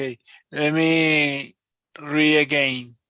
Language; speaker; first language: English; non-native, learner; Spanish